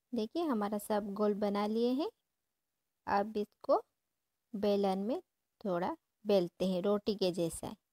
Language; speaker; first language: Hindi; non-native, local second language; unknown